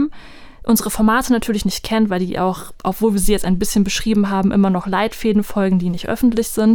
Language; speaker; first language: German; native; German